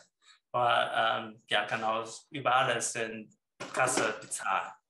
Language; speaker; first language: German; non-native, learner; Chinese